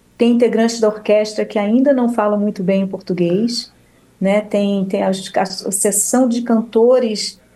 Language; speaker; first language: Portuguese; native; Portuguese